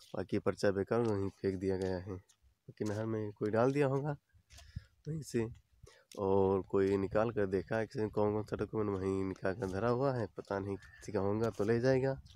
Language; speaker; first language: Hindi; native; Hindi